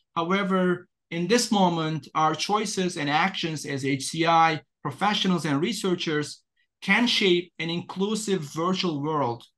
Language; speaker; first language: English; non-native, fluent; Turkish